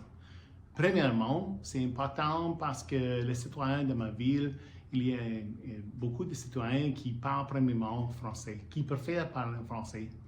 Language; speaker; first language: French; non-native, learner; English